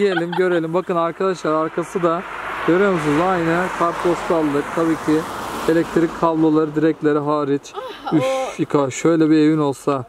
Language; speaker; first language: Turkish; native; Turkish